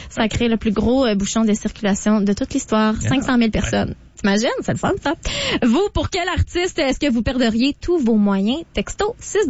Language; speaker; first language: French; native; French